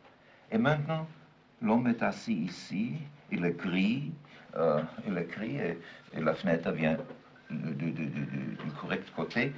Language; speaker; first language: French; non-native, fluent; German